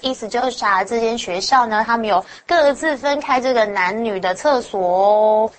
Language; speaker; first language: Chinese; native; Chinese